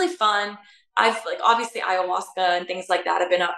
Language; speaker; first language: English; native; English